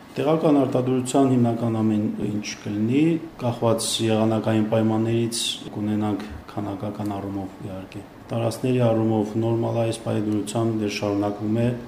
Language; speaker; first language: Armenian; native; Armenian